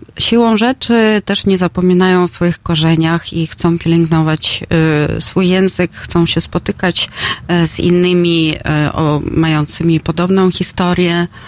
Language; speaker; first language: Polish; non-native, fluent; Russian